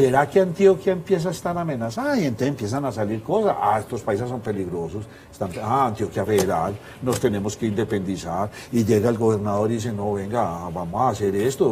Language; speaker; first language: Spanish; native; Spanish